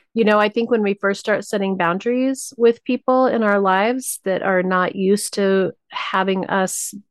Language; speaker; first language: English; native; English